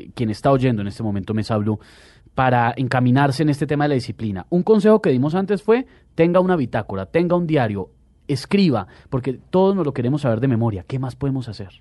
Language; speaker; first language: Spanish; native; Spanish